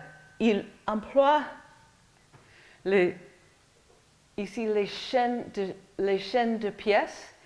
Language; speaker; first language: French; non-native, fluent; English